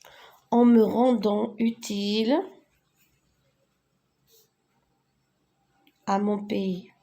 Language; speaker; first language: French; non-native, local second language; Arabic